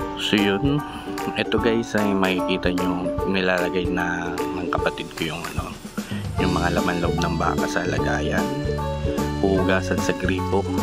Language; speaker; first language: Filipino; non-native, local second language; Bikol